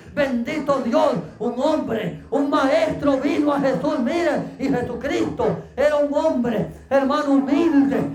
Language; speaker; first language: Spanish; native; Spanish